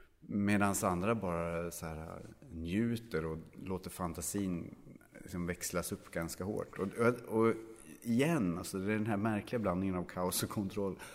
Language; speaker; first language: Swedish; native; Swedish